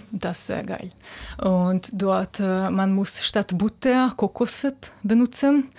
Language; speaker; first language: German; non-native, fluent; Hungarian